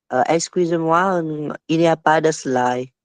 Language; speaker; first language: French; non-native, fluent; Vietnamese